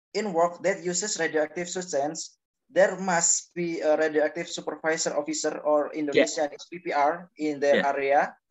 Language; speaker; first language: English; non-native, learner; Indonesian